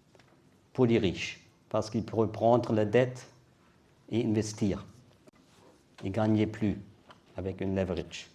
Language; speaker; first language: French; non-native, learner; German